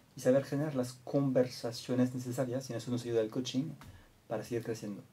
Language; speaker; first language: Spanish; non-native, fluent; French